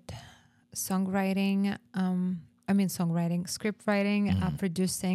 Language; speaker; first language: English; non-native, fluent; Russian